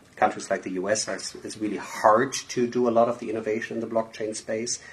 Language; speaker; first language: English; non-native, fluent; German